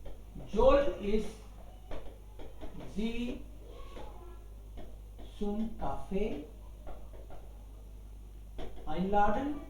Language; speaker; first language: German; non-native, fluent; Hindi